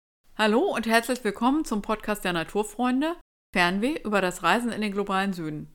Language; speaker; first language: German; native; German